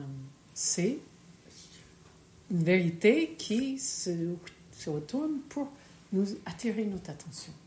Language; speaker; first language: French; non-native, fluent; English